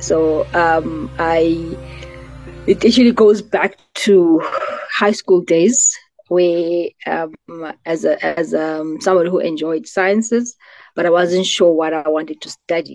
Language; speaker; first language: English; non-native, local second language; Xhosa